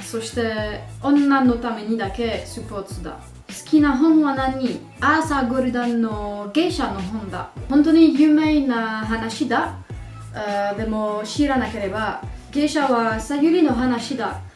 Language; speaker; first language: Japanese; non-native, learner; French